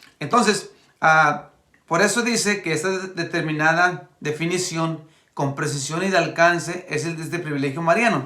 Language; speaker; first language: Spanish; native; Spanish